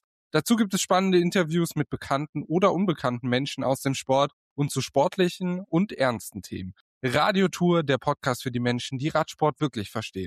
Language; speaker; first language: German; native; German